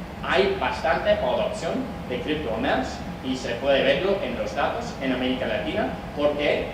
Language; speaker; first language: Spanish; non-native, fluent; English